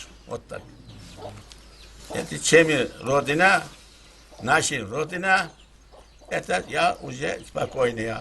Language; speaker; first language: Russian; non-native, local second language; Turkish